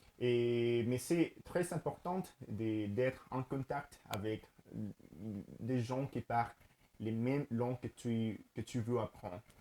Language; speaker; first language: French; non-native, learner; Spanish